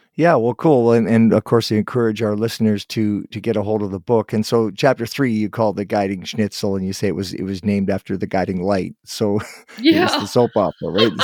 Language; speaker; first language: English; native; English